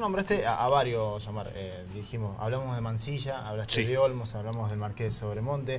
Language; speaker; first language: Spanish; native; Spanish